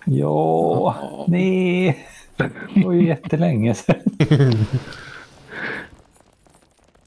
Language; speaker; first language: Swedish; native; Swedish